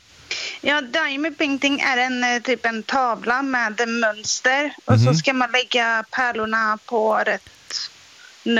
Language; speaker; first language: Swedish; non-native, local second language; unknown